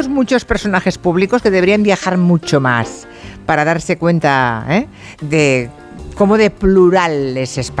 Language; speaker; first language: Spanish; native; Spanish